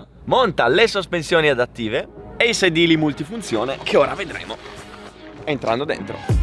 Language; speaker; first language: Italian; native; Italian